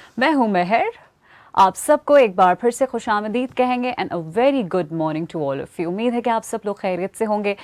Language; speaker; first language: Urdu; native; Urdu